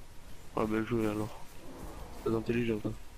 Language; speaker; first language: French; native; French